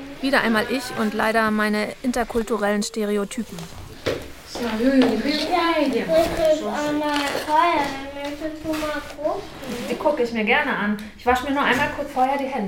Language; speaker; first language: German; native; German